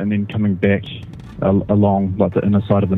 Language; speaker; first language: English; native; English